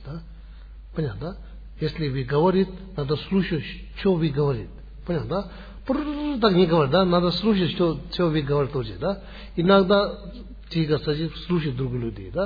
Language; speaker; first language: Russian; non-native, learner; Tibetan